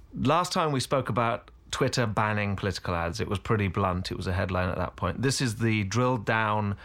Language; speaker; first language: English; native; English